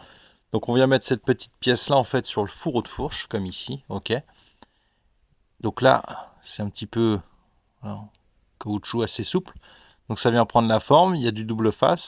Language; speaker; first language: French; native; French